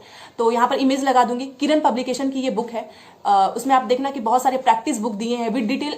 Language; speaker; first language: Hindi; native; Hindi